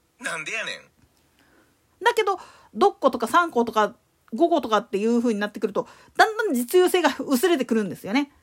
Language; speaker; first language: Japanese; native; Japanese